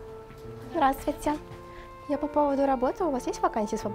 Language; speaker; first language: Russian; native; Russian